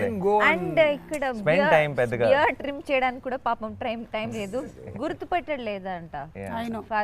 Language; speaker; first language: Telugu; non-native, learner; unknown